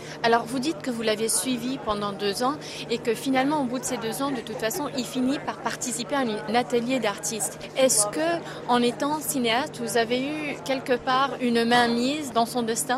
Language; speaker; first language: French; native; French